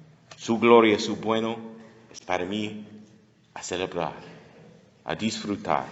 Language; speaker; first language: Spanish; non-native, learner; English